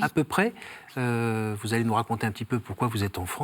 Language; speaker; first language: French; native; French